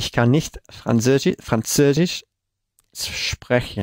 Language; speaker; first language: German; non-native, learner; Spanish